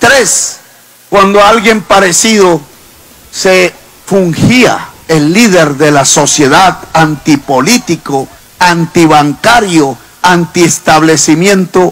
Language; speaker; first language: Spanish; native; Spanish